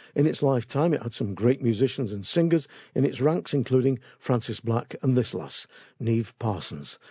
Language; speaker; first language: English; native; English